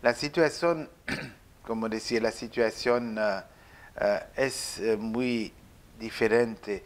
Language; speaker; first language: Spanish; non-native, learner; French